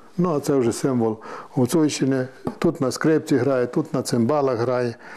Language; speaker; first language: Ukrainian; native; Ukrainian